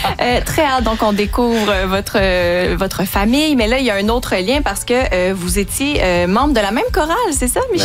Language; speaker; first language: French; native; French